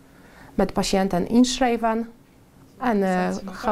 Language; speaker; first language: Dutch; non-native, learner; Polish